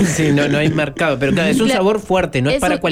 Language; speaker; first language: Spanish; native; Spanish